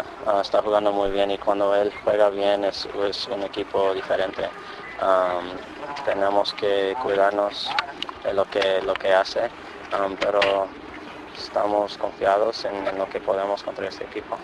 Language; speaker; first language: Spanish; non-native, fluent; English